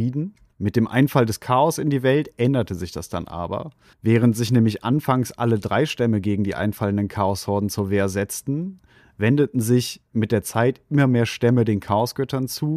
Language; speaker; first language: German; native; German